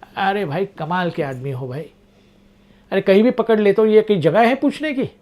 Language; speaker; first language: Hindi; non-native, local second language; Marathi